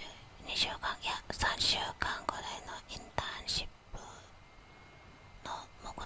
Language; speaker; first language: Japanese; non-native, fluent; Indonesian